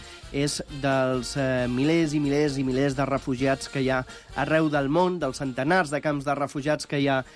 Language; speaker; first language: Catalan; native; Catalan